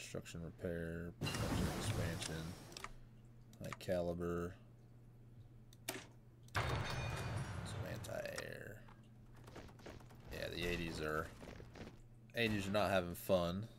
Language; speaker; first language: English; native; English